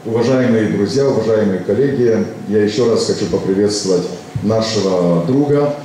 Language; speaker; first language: Russian; non-native, local second language; Romanian